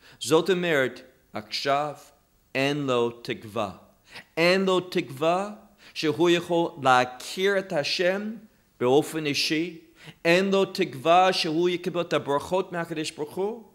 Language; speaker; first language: Hebrew; non-native, fluent; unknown